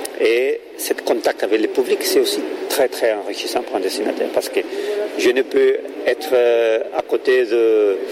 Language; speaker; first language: French; non-native, learner; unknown